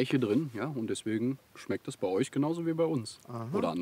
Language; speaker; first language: German; native; German